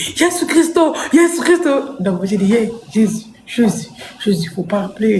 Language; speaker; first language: French; non-native, local second language; Lingala